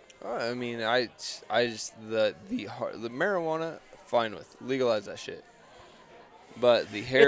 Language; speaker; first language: English; native; English